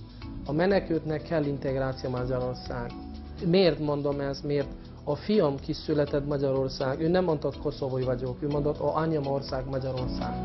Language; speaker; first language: Hungarian; non-native, learner; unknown